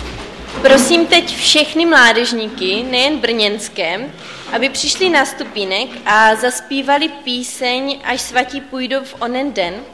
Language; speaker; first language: Czech; native; Czech